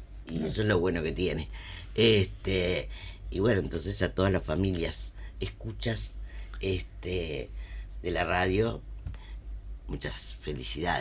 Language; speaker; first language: Spanish; native; Spanish